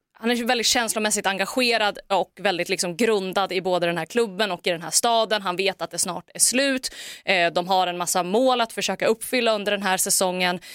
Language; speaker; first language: Swedish; native; Swedish